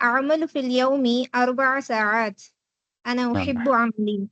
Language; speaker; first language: Arabic; non-native, learner; Tamil